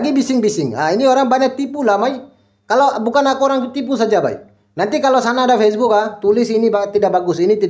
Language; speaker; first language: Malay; non-native, local second language; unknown